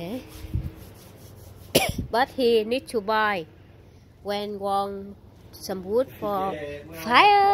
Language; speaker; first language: English; non-native, learner; Vietnamese